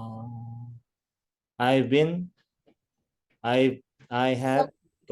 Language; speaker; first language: English; non-native, learner; Korean